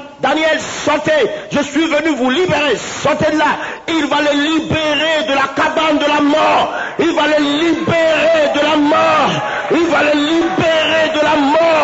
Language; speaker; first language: French; native; French